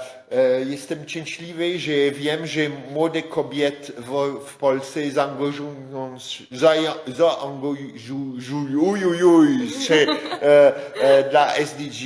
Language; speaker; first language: Polish; non-native, learner; French